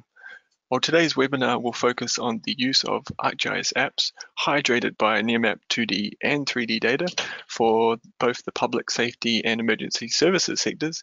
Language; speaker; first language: English; native; English